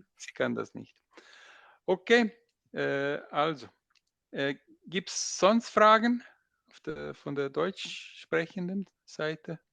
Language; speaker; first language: German; non-native, local second language; French